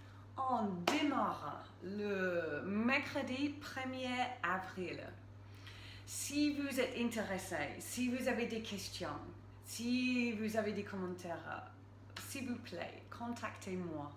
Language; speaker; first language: French; non-native, fluent; English